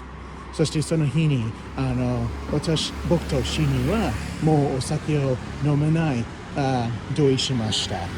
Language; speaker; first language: Japanese; non-native, fluent; English